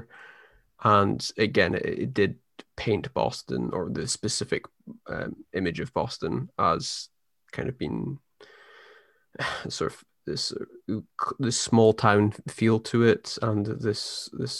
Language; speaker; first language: English; native; English